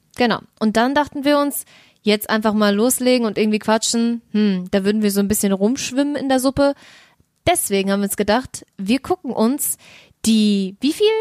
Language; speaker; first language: German; early bilingual, other home language; Russian